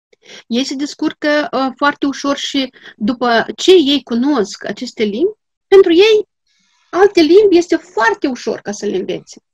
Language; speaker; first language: Romanian; non-native, local second language; Gagauz